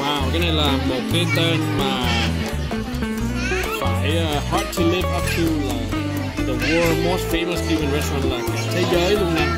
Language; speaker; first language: Vietnamese; early bilingual, heritage; Vietnamese